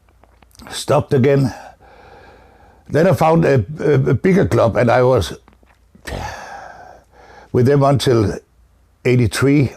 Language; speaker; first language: English; non-native, fluent; Danish